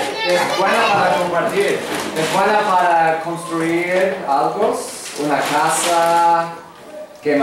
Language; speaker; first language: Spanish; non-native, learner; English